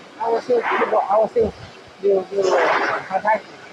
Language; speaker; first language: English; non-native, learner; Chinese